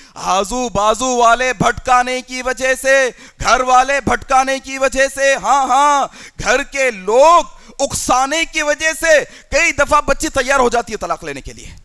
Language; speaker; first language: Urdu; native; Urdu